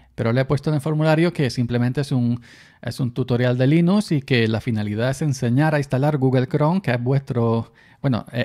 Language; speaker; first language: Spanish; native; Spanish